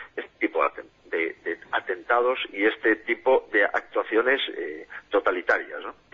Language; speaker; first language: Spanish; native; Spanish